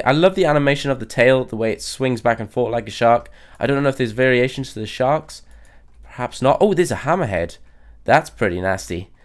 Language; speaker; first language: English; native; English